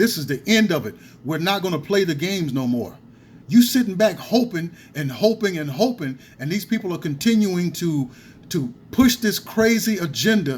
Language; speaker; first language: English; native; English